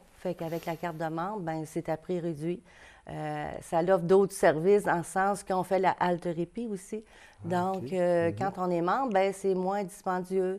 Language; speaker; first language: French; native; French